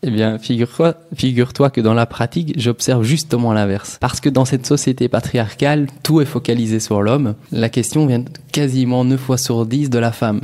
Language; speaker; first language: French; native; French